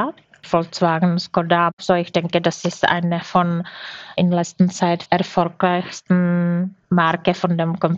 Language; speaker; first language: German; non-native, fluent; Czech